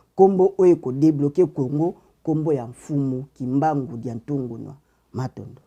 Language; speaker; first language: Lingala; non-native, local second language; Kongo